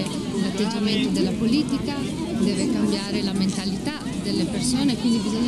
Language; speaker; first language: Italian; native; Italian